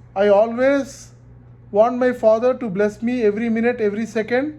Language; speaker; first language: English; non-native, local second language; Telugu